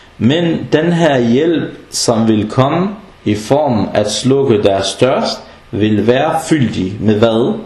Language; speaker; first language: Danish; non-native, fluent; Arabic